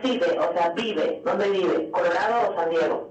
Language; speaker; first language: Spanish; native; Spanish